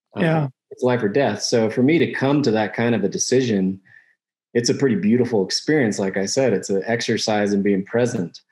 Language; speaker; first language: English; native; English